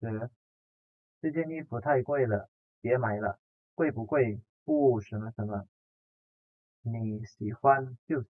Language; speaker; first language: Chinese; non-native, fluent; Indonesian